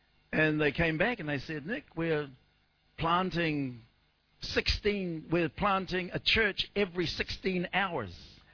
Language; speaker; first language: English; native; English